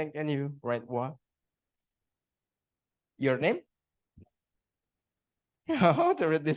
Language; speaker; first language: English; non-native, learner; Indonesian